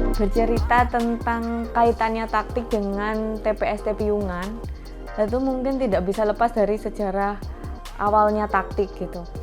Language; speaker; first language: Indonesian; native; Indonesian